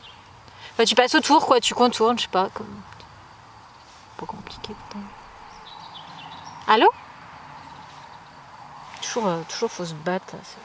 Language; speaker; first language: French; native; French